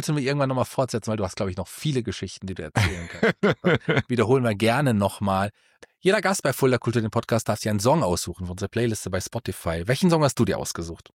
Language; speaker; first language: German; native; German